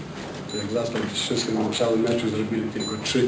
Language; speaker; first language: Polish; non-native, learner; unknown